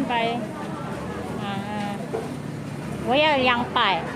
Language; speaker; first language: Chinese; non-native, learner; Filipino